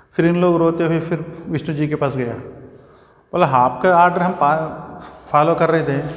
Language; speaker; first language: Hindi; non-native, local second language; Telugu